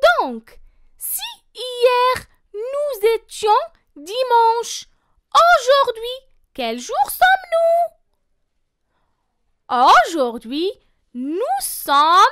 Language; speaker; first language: French; non-native, local second language; Arabic